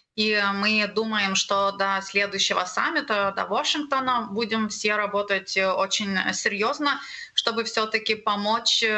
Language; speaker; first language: Russian; non-native, fluent; Lithuanian